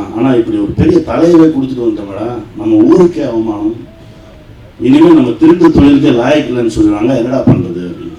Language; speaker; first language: Tamil; native; Tamil